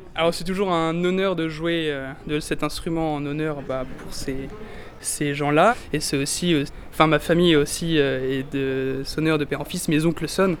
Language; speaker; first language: French; native; French